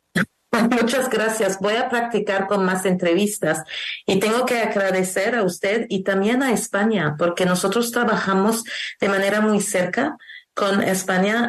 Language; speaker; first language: Spanish; non-native, learner; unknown